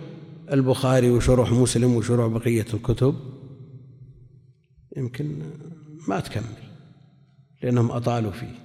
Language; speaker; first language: Arabic; native; Arabic